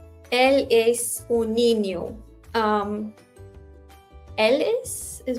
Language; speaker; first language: Spanish; non-native, learner; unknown